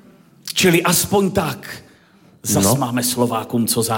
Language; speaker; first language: Czech; native; Czech